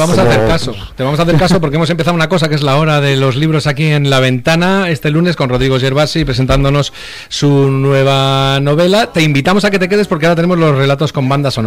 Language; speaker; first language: Spanish; native; Spanish